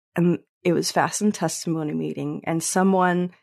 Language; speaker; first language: English; early bilingual, other home language; Spanish